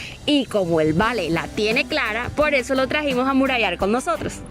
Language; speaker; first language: Spanish; native; Spanish